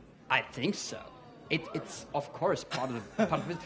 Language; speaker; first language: English; non-native, fluent; German